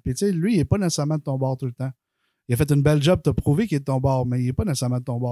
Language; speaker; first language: French; native; French